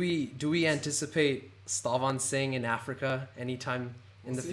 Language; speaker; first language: English; native; English